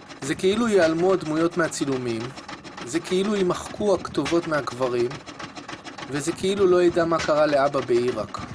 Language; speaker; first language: Hebrew; native; Hebrew